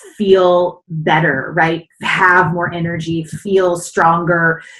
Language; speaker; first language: English; native; English